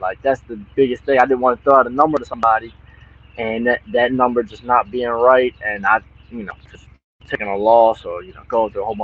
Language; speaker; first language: English; native; English